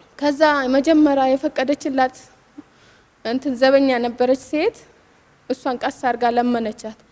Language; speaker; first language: Amharic; non-native, local second language; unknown